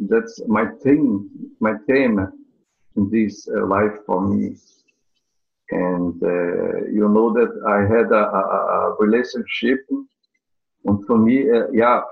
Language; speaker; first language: English; non-native, learner; Portuguese